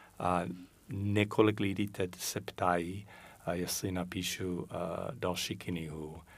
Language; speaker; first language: Czech; non-native, fluent; English